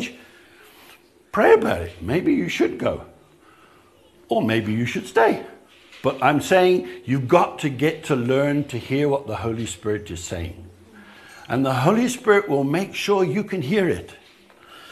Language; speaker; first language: English; native; English